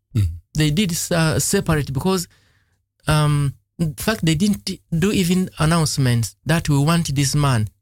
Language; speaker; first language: English; non-native, local second language; Ganda